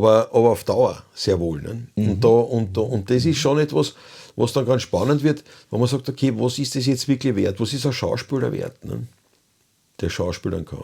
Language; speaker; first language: German; native; German